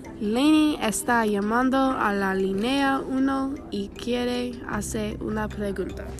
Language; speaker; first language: Spanish; non-native, learner; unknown